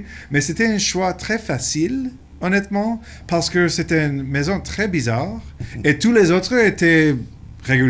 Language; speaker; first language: French; non-native, local second language; English